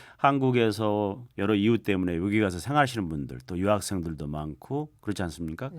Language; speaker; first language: Korean; native; Korean